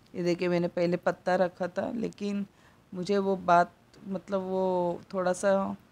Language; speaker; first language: Hindi; non-native, local second language; Marathi